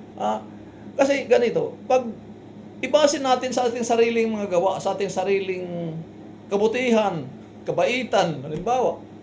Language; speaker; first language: Filipino; non-native, local second language; Waray